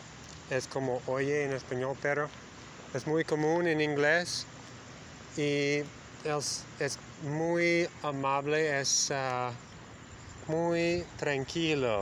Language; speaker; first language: Spanish; non-native, fluent; English